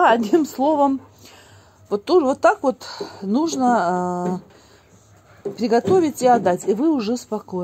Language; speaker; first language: Russian; non-native, local second language; Ingush